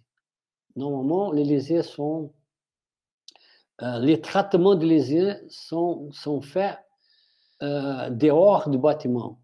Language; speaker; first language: French; non-native, fluent; Portuguese